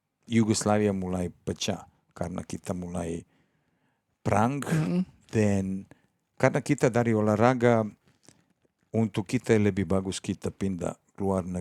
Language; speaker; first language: Indonesian; non-native, fluent; Serbian